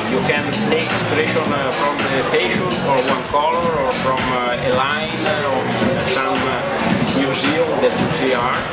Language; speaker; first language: English; non-native, fluent; Italian